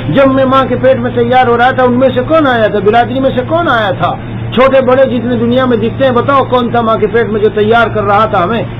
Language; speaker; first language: Urdu; native; Urdu